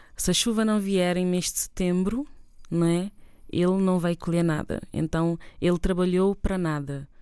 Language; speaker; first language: Portuguese; non-native, local second language; Kabuverdianu